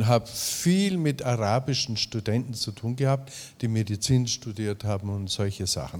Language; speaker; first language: German; native; German